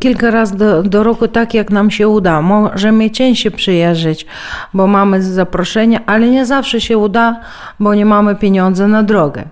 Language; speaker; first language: Polish; early bilingual, heritage; Polish